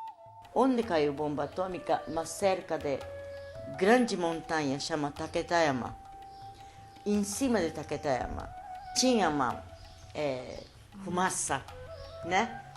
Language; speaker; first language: Portuguese; non-native, learner; Japanese